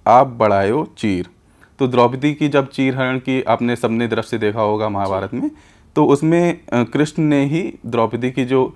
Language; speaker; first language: Hindi; native; Hindi